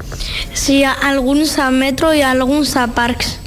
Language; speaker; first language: Catalan; non-native, learner; Georgian